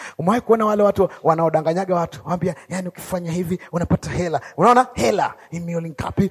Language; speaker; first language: Swahili; native; Swahili